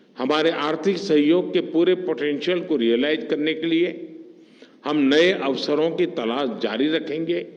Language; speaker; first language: Hindi; non-native, local second language; Gujarati